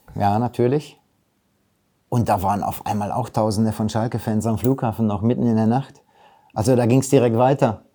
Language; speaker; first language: German; early bilingual, other home language; Polish